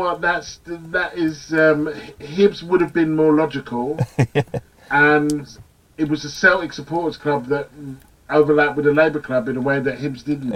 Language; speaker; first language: English; native; English